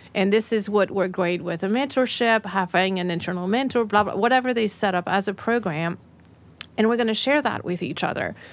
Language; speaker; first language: English; non-native, fluent; French